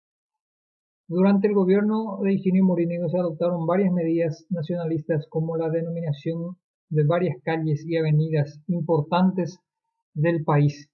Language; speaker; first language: Spanish; native; Spanish